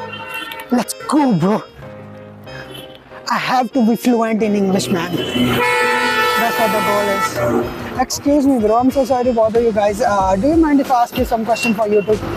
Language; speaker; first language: English; non-native, learner; Hindi